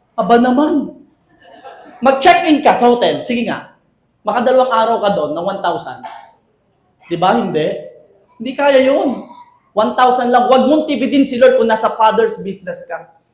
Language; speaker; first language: Filipino; native; Filipino